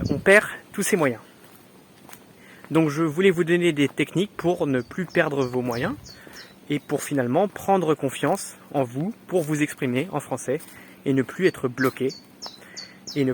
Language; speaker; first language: French; native; French